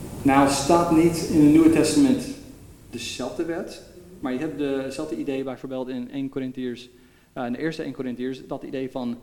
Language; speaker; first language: Dutch; non-native, fluent; English